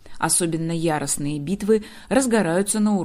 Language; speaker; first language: Russian; native; Russian